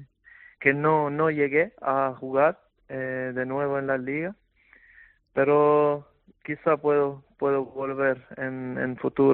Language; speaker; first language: Spanish; non-native, fluent; Albanian